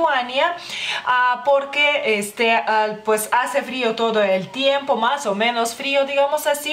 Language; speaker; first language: Spanish; non-native, fluent; Lithuanian